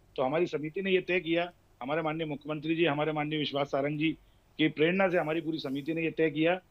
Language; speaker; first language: Hindi; native; Hindi